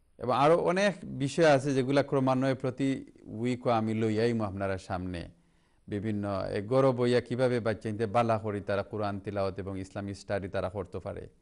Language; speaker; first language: Bangla; native; Bangla